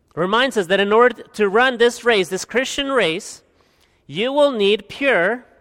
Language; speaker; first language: English; early bilingual, other home language; Spanish